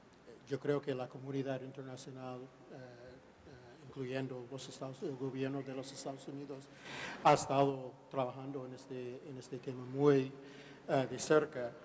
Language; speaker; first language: Spanish; non-native, fluent; English